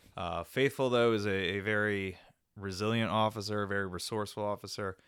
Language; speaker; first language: English; native; English